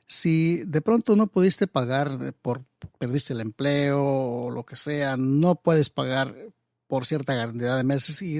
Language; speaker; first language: Spanish; native; Spanish